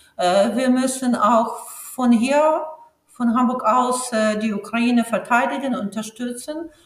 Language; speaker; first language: German; non-native, fluent; Ukrainian